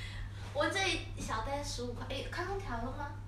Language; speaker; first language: Chinese; native; Chinese